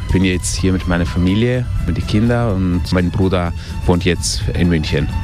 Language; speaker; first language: German; early bilingual, heritage; German